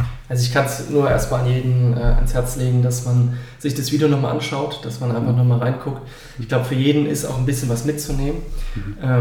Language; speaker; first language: German; native; German